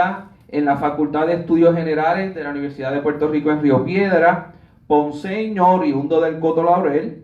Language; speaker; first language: Spanish; native; Spanish